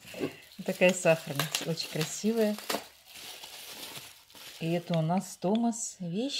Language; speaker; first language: Russian; native; Russian